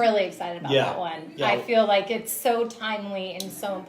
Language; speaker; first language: English; native; English